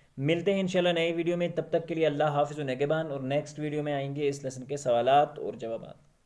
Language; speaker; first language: Urdu; non-native, local second language; Kashmiri